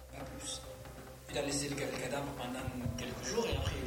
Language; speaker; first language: French; non-native, fluent; Arabic